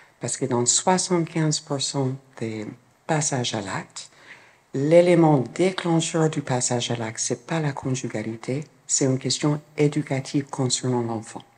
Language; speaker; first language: French; non-native, fluent; English